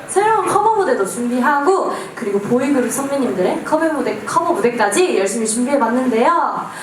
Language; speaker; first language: Korean; native; Korean